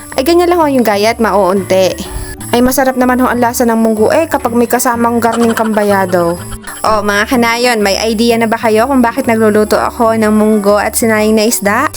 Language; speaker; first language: Filipino; native; Filipino